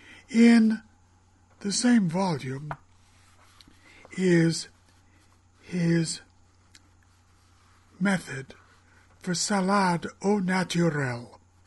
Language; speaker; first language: English; native; English